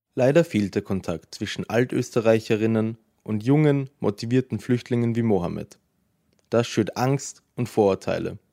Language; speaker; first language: German; native; German